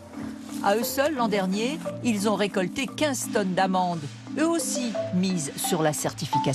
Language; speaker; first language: French; native; French